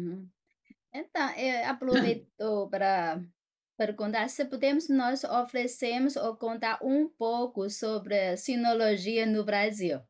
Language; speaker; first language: Portuguese; non-native, fluent; Chinese